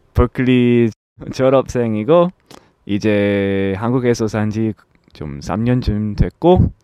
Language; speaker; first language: Korean; non-native, fluent; English